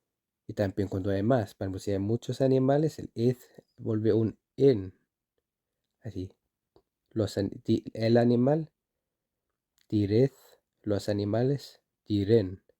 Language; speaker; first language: Spanish; non-native, fluent; Icelandic